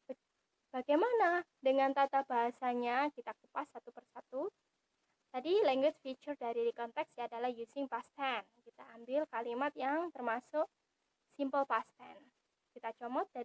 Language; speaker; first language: Indonesian; native; Indonesian